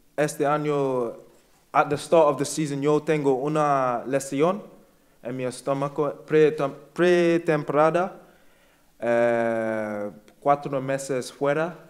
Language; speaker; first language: Spanish; non-native, learner; English